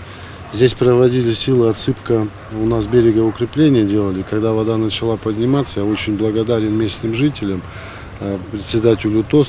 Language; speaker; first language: Russian; native; Russian